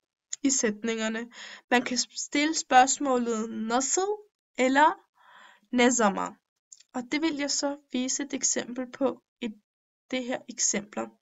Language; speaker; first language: Danish; early bilingual, other home language; Turkish